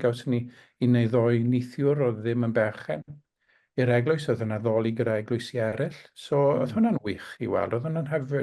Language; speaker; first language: Welsh; non-native, local second language; English